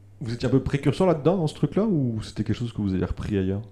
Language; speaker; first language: French; native; French